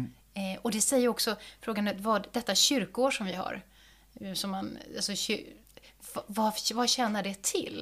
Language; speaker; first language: Swedish; native; Swedish